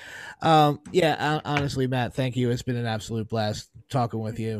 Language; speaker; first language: English; native; English